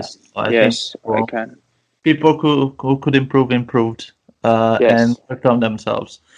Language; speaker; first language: English; non-native, fluent; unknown